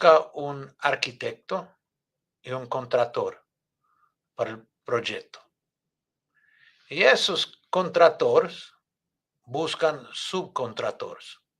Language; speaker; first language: Spanish; non-native, fluent; English